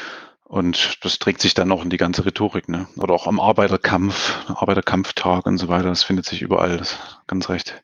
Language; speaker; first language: German; native; German